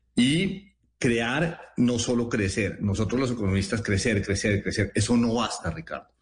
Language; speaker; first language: Spanish; native; Spanish